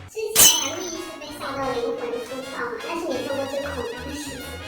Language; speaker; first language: Chinese; native; Chinese